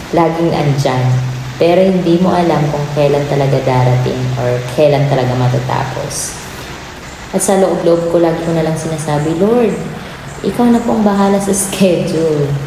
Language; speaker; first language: Filipino; native; Filipino